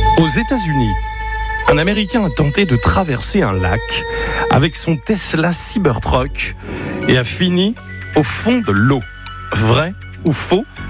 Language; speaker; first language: French; native; French